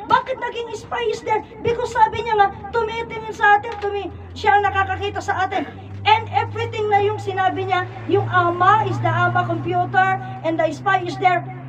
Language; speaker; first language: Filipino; non-native, local second language; Iloko